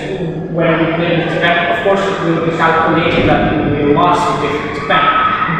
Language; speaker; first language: English; non-native, fluent; Indonesian